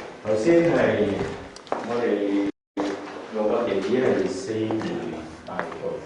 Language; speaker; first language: Cantonese; native; Cantonese